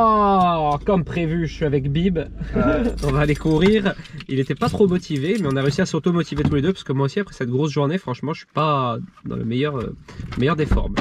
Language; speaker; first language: French; native; French